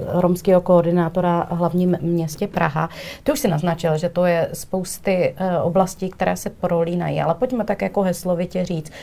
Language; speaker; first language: Czech; native; Czech